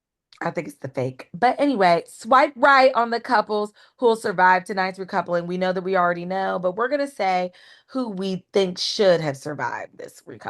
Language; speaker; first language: English; native; English